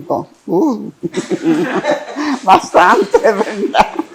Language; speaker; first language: Spanish; non-native, fluent; Greek